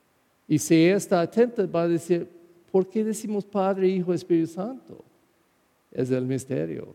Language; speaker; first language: Spanish; non-native, fluent; English